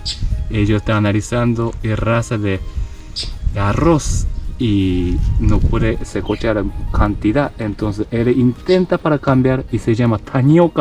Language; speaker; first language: Spanish; non-native, learner; Japanese